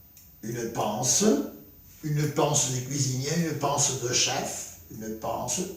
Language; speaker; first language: French; non-native, fluent; Spanish